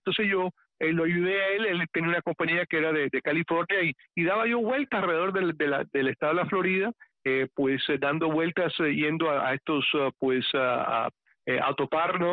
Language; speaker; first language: Spanish; early bilingual, heritage; Spanish